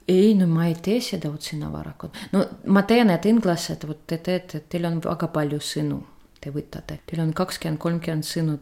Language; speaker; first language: Estonian; non-native, fluent; Russian